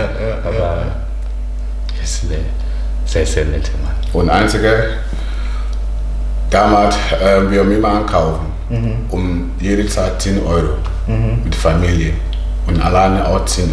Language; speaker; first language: German; non-native, learner; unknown